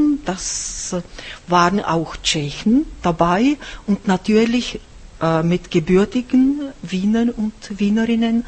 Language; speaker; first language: German; non-native, fluent; Czech